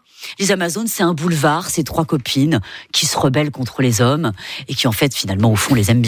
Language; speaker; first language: French; native; French